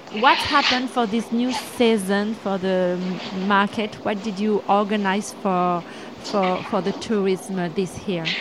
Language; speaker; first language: English; non-native, learner; French